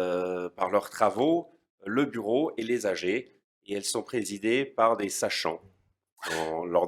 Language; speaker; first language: French; native; French